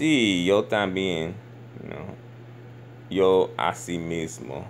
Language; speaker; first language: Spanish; non-native, learner; English